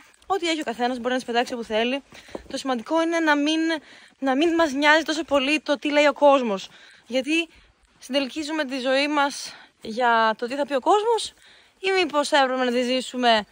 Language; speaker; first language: Greek; native; Greek